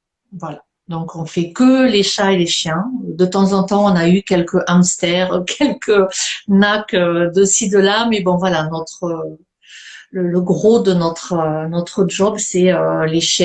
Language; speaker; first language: French; native; French